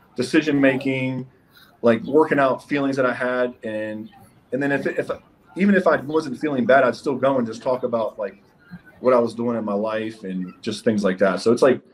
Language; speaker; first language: English; native; English